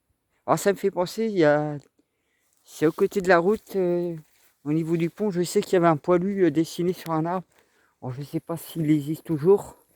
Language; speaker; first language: French; native; French